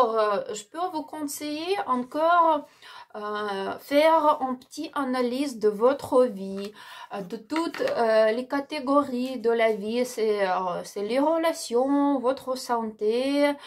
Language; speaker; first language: French; non-native, learner; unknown